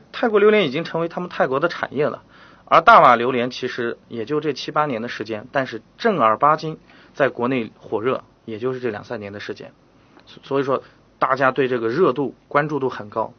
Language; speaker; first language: Chinese; native; Chinese